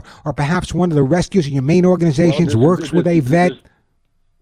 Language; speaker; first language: English; native; English